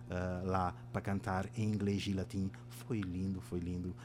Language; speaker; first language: Portuguese; non-native, local second language; Kabuverdianu